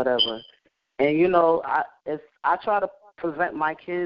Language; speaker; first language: English; native; English